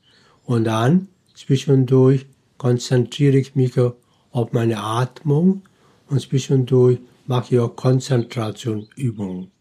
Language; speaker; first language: German; non-native, fluent; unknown